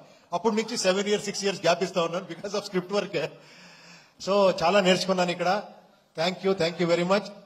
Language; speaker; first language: Telugu; non-native, local second language; Kannada